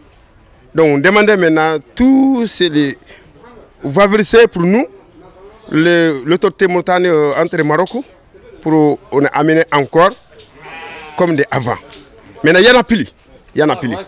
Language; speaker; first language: French; non-native, learner; Arabic